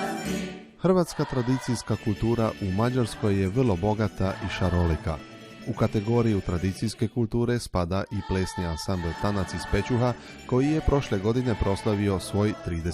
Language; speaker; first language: Bosnian; native; Bosnian